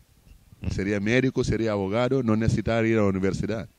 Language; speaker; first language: Spanish; non-native, fluent; Portuguese